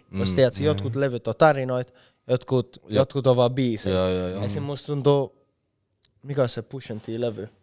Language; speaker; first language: Finnish; non-native, fluent; Spanish